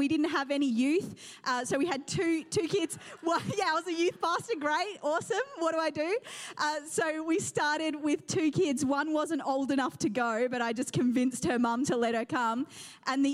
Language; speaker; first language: English; native; English